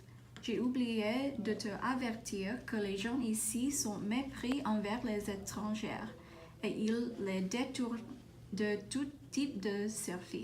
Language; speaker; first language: French; non-native, learner; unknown